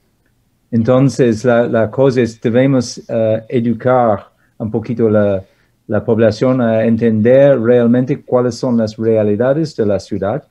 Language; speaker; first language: Spanish; non-native, fluent; English